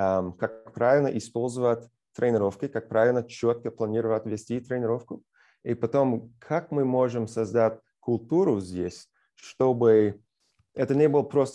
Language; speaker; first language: Russian; non-native, fluent; English